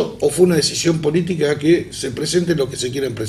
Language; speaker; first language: Spanish; native; Spanish